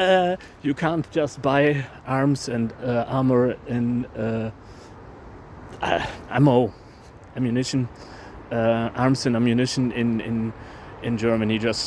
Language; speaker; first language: English; non-native, fluent; German